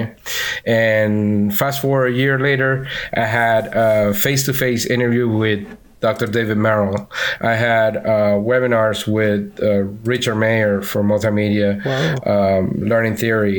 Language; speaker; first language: English; non-native, fluent; Spanish